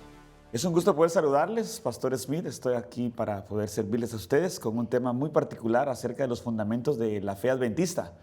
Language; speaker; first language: Spanish; native; Spanish